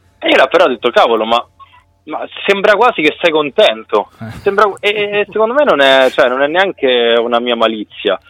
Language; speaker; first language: Italian; native; Italian